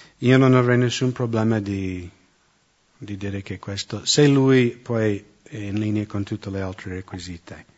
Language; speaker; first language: Italian; non-native, fluent; English